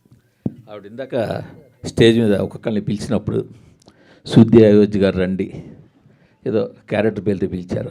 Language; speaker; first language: Telugu; native; Telugu